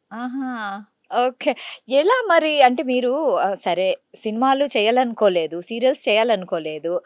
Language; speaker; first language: Telugu; native; Telugu